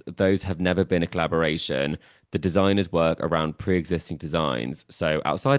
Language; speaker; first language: English; native; English